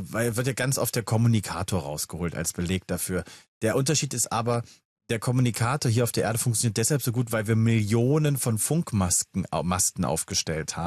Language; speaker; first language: German; native; German